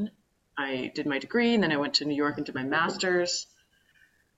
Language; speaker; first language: English; native; English